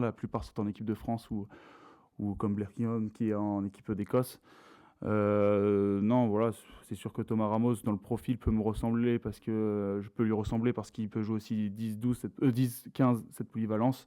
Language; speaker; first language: French; native; French